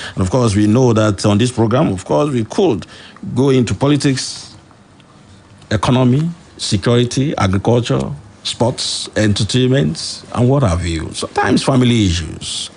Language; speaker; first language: English; non-native, local second language; Yoruba